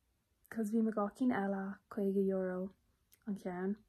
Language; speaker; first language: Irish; non-native, local second language; English